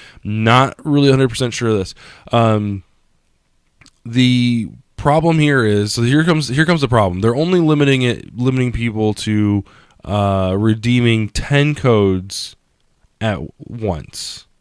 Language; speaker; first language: English; native; English